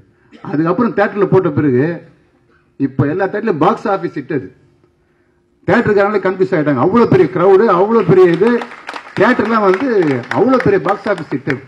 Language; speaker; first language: Tamil; native; Tamil